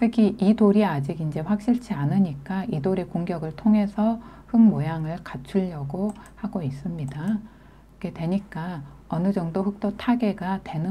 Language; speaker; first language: Korean; native; Korean